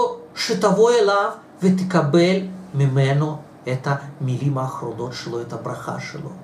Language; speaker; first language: Hebrew; non-native, fluent; Russian